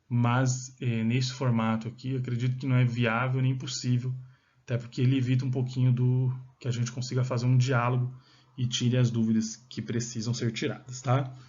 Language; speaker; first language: Portuguese; native; Portuguese